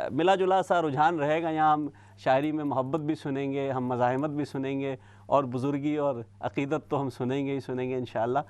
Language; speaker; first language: Urdu; native; Urdu